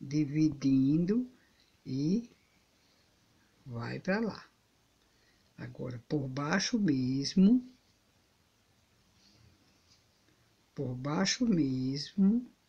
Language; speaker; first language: Portuguese; native; Portuguese